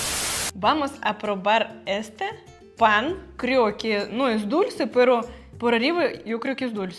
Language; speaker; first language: Spanish; non-native, fluent; Russian